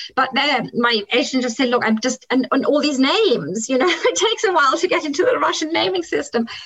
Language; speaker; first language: English; non-native, local second language; German